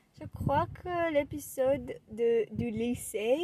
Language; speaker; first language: French; non-native, learner; English